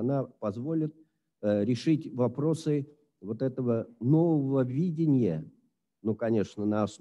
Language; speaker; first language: Russian; native; Russian